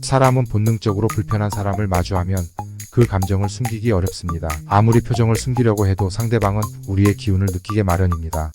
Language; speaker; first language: Korean; native; Korean